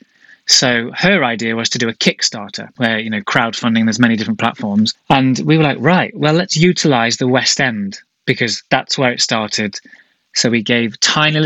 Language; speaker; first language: English; native; English